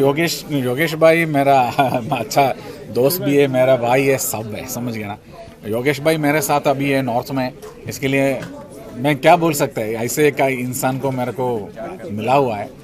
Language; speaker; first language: Hindi; non-native, local second language; Malayalam